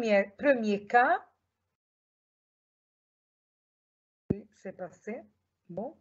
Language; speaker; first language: French; non-native, fluent; Arabic